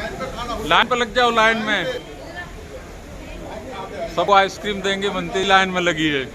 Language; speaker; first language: Hindi; native; Hindi